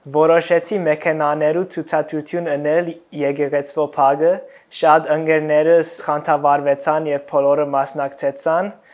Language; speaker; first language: Armenian; early bilingual, heritage; Armenian